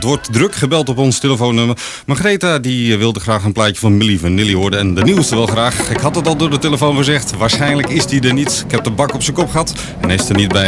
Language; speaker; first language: Dutch; native; Dutch